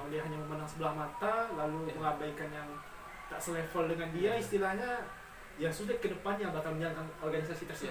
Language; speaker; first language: Indonesian; native; Indonesian